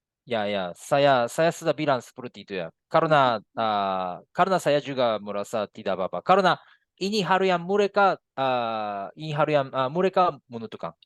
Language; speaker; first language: Indonesian; non-native, fluent; Japanese